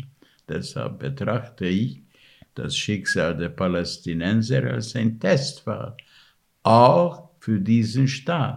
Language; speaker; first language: German; non-native, fluent; Hungarian